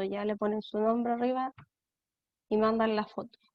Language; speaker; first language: Spanish; native; Spanish